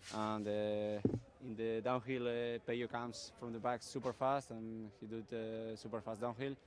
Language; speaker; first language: English; non-native, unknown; Basque